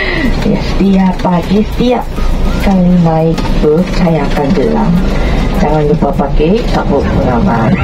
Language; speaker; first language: Indonesian; non-native, fluent; Korean